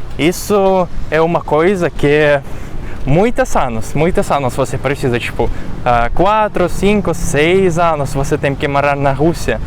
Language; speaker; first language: Portuguese; non-native, fluent; Russian